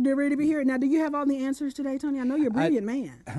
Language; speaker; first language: English; native; English